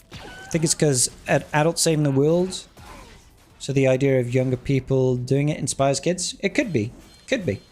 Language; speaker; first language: English; native; English